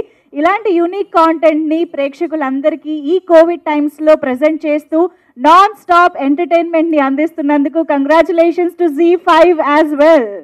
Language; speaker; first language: Telugu; native; Telugu